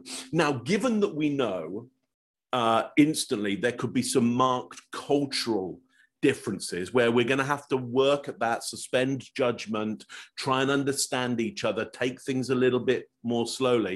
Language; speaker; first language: English; native; English